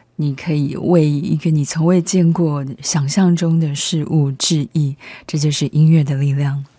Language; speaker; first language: Chinese; native; Chinese